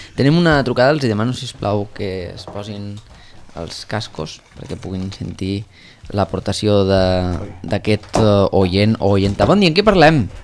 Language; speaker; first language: Catalan; native; Catalan